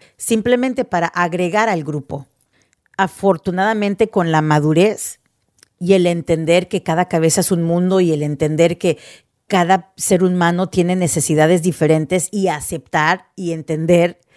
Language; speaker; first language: Spanish; early bilingual, heritage; Spanish